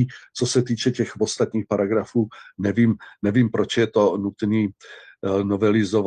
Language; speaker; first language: Czech; native; Czech